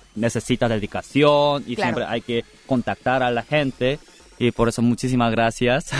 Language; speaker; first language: Spanish; non-native, fluent; Korean